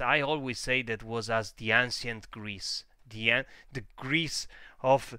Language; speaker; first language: English; non-native, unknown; Italian